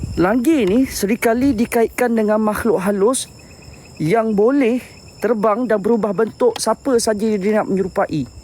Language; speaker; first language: Malay; native; Malay